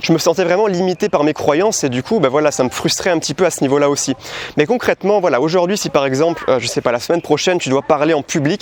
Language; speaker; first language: French; native; French